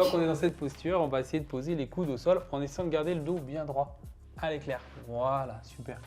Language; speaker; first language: French; native; French